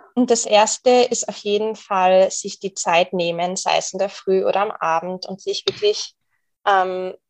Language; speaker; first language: German; non-native, fluent; English